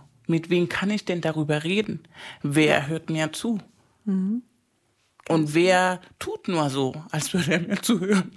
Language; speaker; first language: German; non-native, fluent; Spanish